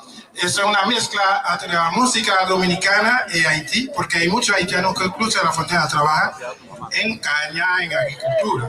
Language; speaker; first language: Spanish; non-native, learner; Haitian Creole